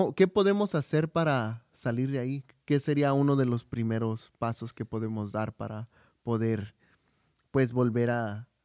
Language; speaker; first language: Spanish; native; Spanish